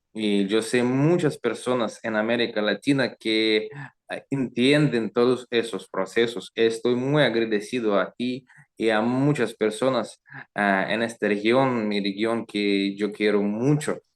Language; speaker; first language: Spanish; non-native, learner; Russian